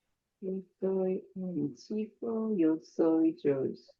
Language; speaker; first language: Spanish; non-native, learner; Korean